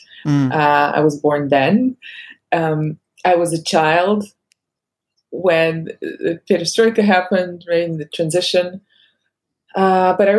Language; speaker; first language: English; non-native, fluent; Russian